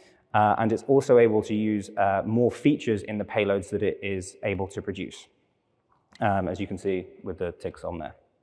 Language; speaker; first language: English; native; English